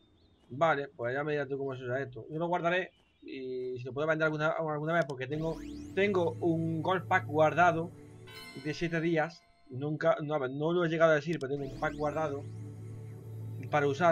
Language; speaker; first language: Spanish; native; Spanish